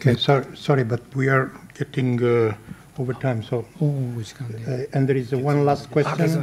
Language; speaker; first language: English; non-native, fluent; Italian